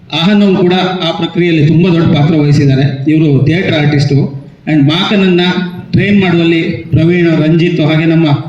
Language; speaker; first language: Kannada; native; Kannada